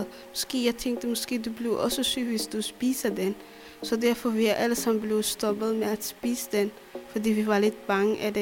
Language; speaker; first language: Danish; non-native, learner; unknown